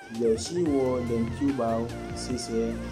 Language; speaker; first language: Chinese; non-native, learner; Malay